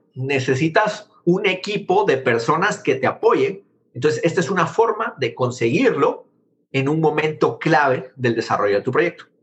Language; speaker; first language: Spanish; native; Spanish